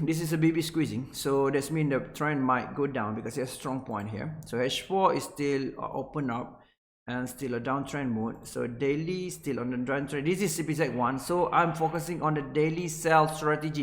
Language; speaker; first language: English; non-native, local second language; Malay